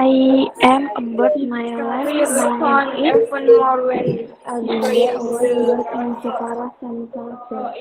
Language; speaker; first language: English; non-native, learner; Indonesian